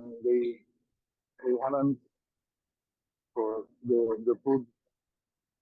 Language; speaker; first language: English; non-native, learner; Italian